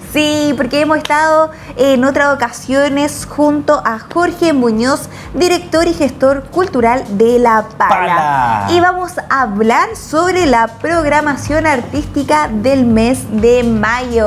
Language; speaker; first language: Spanish; native; Spanish